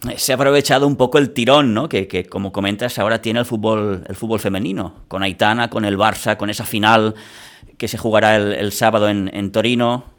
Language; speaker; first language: Spanish; non-native, local second language; Catalan